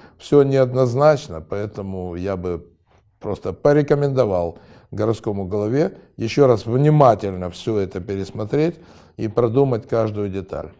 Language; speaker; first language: Russian; native; Russian